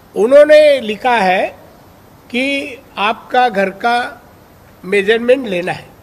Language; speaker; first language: Hindi; non-native, local second language; Marathi